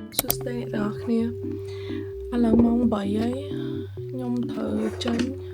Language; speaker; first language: Khmer; early bilingual, heritage; Khmer